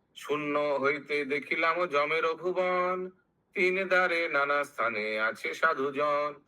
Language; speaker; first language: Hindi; non-native, local second language; Bangla